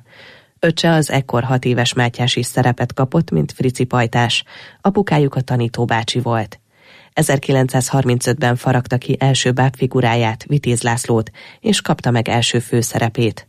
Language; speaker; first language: Hungarian; native; Hungarian